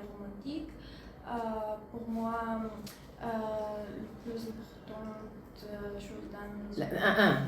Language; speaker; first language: French; non-native, learner; Bulgarian